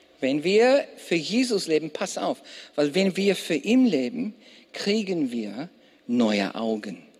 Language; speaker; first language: German; non-native, fluent; English